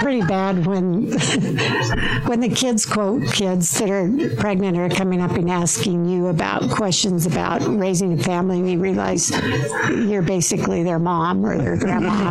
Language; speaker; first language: English; native; English